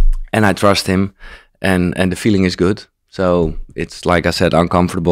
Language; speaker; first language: English; non-native, fluent; Dutch